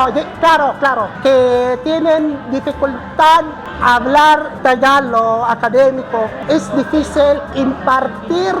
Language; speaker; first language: Spanish; non-native, fluent; Filipino